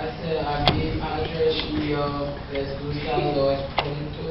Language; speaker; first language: Spanish; non-native, learner; English